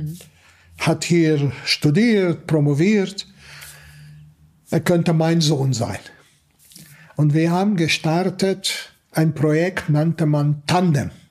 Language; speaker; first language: German; non-native, fluent; Hungarian